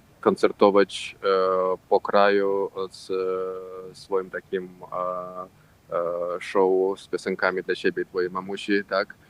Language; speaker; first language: Polish; non-native, local second language; Russian